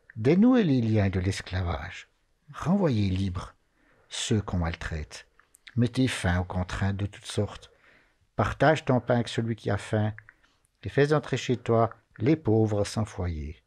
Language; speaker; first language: French; native; French